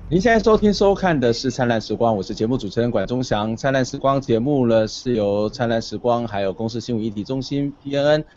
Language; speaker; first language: Chinese; native; Chinese